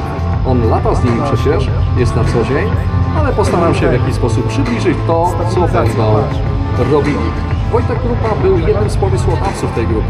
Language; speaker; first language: Polish; native; Polish